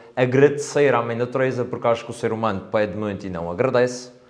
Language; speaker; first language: Portuguese; native; Portuguese